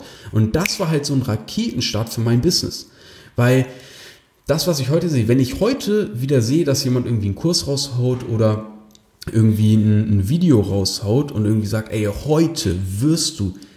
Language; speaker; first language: German; native; German